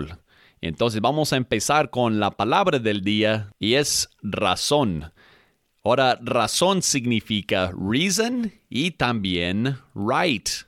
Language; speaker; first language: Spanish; non-native, fluent; English